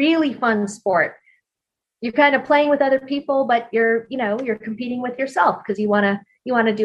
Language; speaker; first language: English; native; English